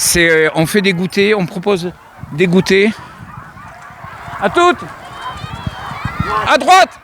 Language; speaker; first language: French; native; French